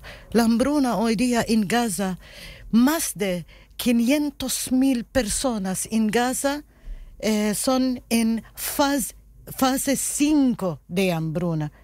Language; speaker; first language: Spanish; non-native, learner; Arabic